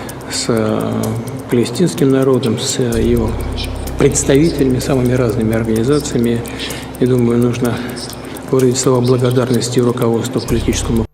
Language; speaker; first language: Russian; native; Russian